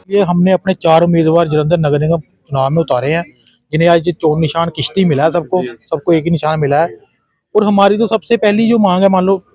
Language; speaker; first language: Hindi; non-native, local second language; Punjabi